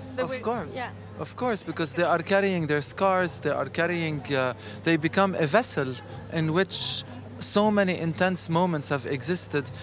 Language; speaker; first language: English; non-native, fluent; Arabic